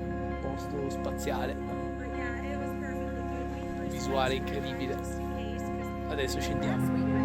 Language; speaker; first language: Italian; native; Italian